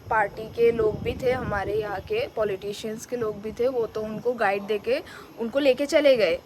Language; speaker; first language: Hindi; non-native, local second language; Bangla